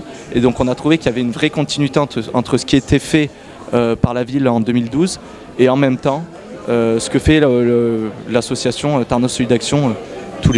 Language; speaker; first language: French; native; French